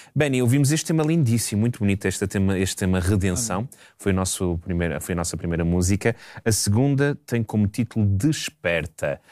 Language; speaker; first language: Portuguese; native; Portuguese